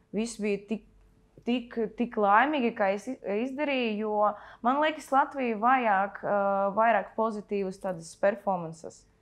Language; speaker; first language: Latvian; early bilingual, other home language; Russian